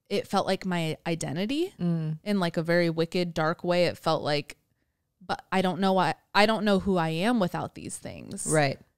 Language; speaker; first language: English; native; English